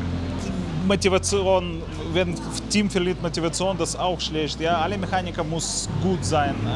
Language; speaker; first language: German; non-native, learner; Russian